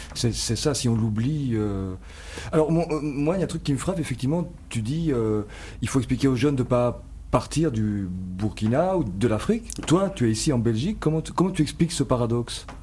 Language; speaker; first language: French; native; French